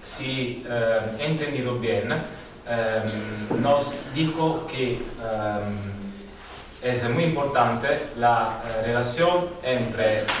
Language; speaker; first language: Spanish; non-native, learner; Italian